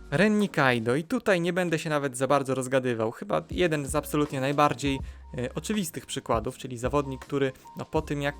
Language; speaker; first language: Polish; native; Polish